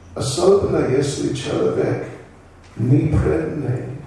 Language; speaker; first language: Russian; non-native, learner; English